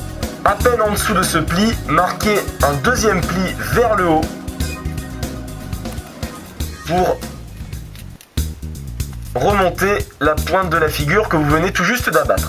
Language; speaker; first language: French; native; French